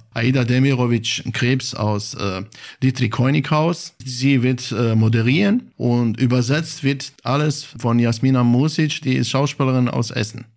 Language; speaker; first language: German; non-native, fluent; Bosnian